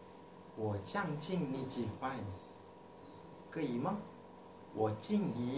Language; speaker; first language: Chinese; non-native, learner; Malay